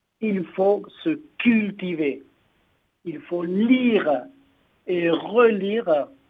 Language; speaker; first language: French; non-native, fluent; Spanish